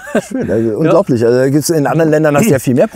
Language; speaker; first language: German; native; German